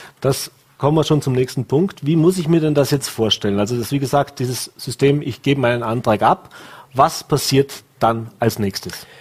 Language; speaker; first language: German; native; German